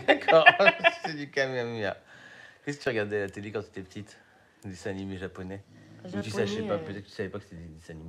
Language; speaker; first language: French; native; French